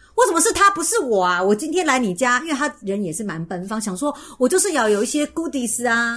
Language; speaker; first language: Chinese; native; Chinese